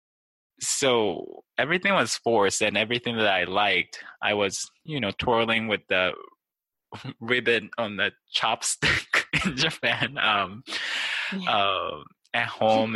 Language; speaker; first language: English; non-native, fluent; Japanese